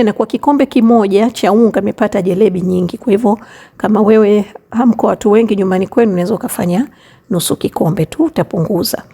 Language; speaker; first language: Swahili; native; Swahili